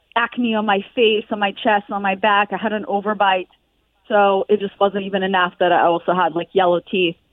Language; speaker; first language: English; non-native, fluent; Hebrew